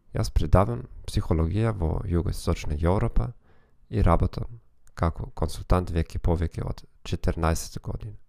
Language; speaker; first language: Macedonian; non-native, learner; German